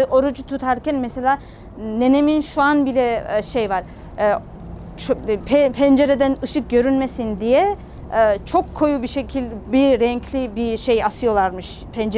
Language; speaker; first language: Turkish; non-native, fluent; Georgian